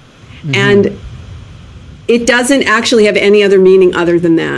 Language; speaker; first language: English; native; English